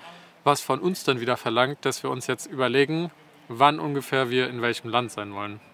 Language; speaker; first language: German; native; German